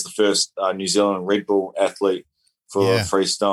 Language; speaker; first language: English; native; English